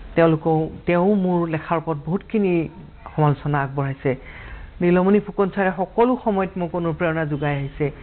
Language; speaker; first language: Assamese; native; Assamese